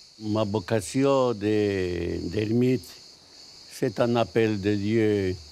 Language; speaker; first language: French; non-native, learner; Spanish